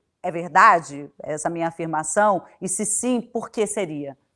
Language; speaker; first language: Portuguese; native; Portuguese